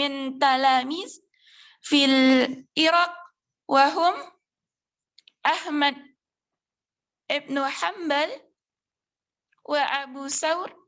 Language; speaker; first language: Arabic; non-native, learner; Indonesian